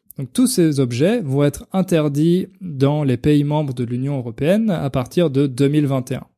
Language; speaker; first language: French; native; French